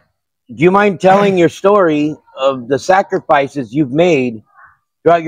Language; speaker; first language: English; native; English